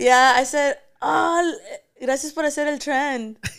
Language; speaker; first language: Spanish; early bilingual, heritage; Spanish